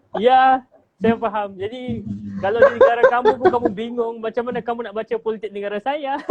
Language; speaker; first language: Malay; native; Malay